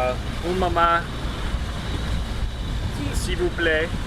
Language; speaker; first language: French; non-native, learner; English